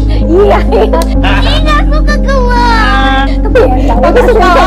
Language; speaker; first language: Indonesian; non-native, learner; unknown